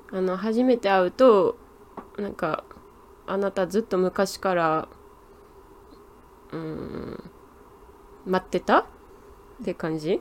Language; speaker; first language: Japanese; non-native, fluent; English